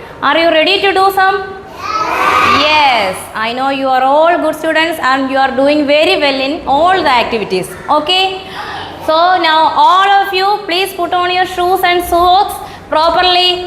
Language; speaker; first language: English; non-native, local second language; Malayalam